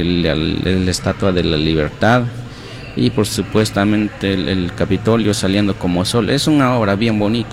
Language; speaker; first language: Spanish; non-native, local second language; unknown